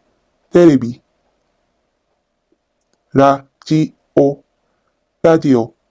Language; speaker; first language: Japanese; non-native, learner; Filipino